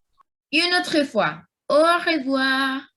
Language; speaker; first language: French; non-native, learner; Spanish